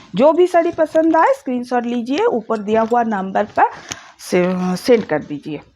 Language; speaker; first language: Hindi; non-native, local second language; Bangla